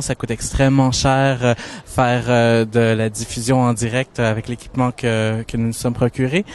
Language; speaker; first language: French; native; French